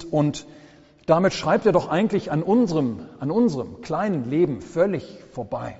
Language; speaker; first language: German; native; German